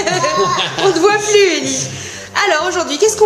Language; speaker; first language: French; native; French